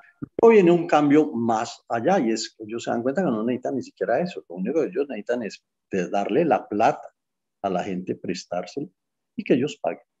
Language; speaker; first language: Spanish; native; Spanish